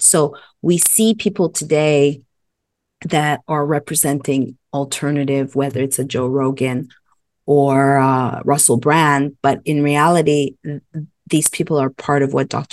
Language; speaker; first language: English; native; English